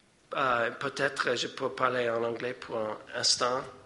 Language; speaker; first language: French; non-native, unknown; English